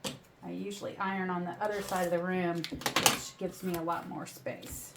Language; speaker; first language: English; native; English